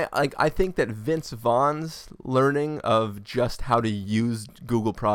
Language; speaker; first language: English; native; English